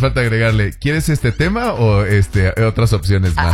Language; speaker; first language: Spanish; native; Spanish